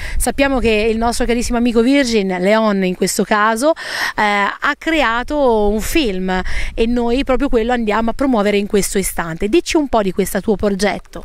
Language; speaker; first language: Italian; native; Italian